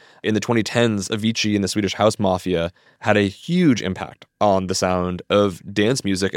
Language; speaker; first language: English; native; English